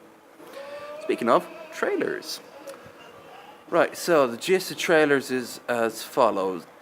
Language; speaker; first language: English; native; English